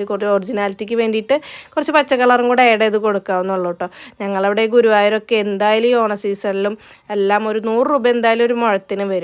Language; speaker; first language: Malayalam; native; Malayalam